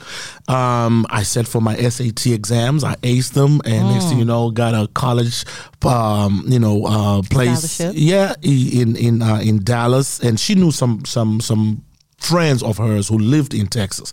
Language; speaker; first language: English; non-native, local second language; Shona